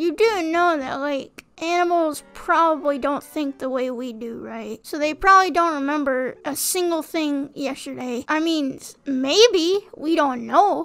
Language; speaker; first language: English; native; English